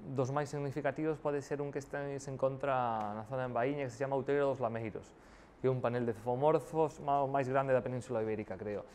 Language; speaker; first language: Galician; native; Galician